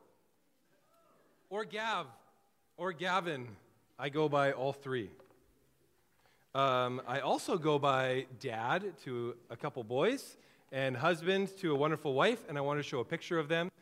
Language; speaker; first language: English; native; English